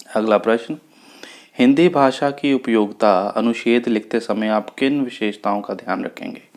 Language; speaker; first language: Hindi; non-native, local second language; Punjabi